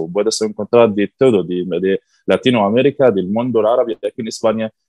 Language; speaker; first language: Spanish; non-native, learner; Arabic